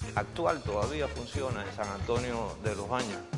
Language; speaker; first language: Spanish; native; Spanish